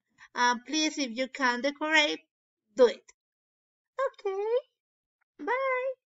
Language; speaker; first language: English; non-native, learner; Spanish